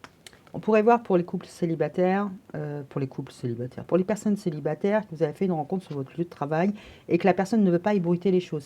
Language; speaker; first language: French; native; French